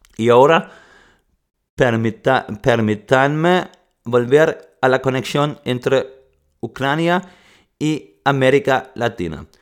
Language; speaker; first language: Spanish; non-native, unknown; Danish